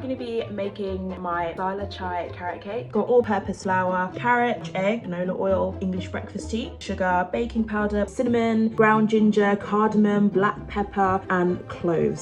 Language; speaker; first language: English; native; English